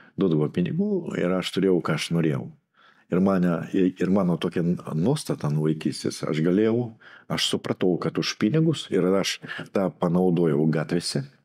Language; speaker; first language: Lithuanian; non-native, local second language; Russian